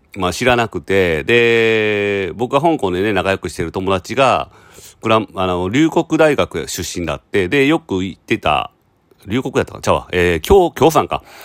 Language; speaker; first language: Japanese; native; Japanese